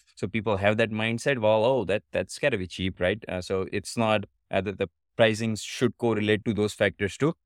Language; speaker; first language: English; non-native, local second language; Gujarati